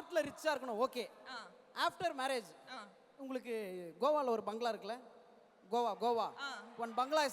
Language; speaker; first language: Tamil; native; Tamil